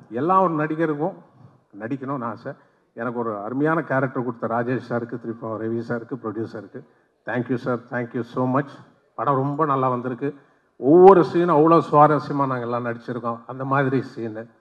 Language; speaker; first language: Tamil; non-native, local second language; Telugu